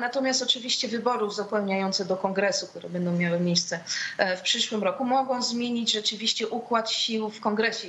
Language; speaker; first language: Polish; native; Polish